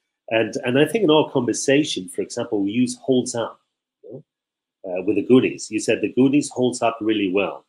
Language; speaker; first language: English; non-native, fluent; Spanish